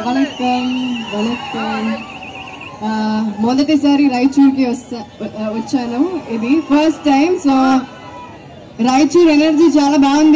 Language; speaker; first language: Telugu; non-native, local second language; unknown